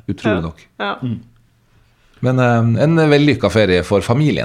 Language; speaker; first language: Norwegian; native; Norwegian